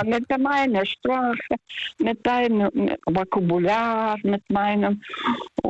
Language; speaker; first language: German; non-native, fluent; Russian